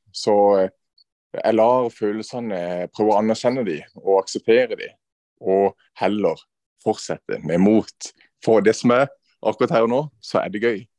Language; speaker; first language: Norwegian; native; Norwegian